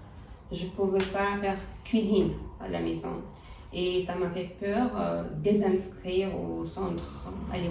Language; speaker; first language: French; non-native, learner; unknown